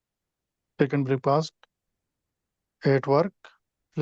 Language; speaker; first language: English; non-native, learner; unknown